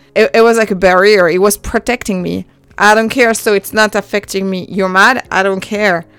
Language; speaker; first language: English; non-native, fluent; French